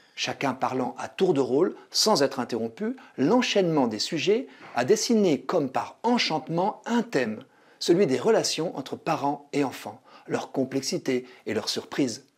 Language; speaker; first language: French; native; French